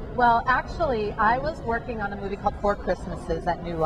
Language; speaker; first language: English; native; English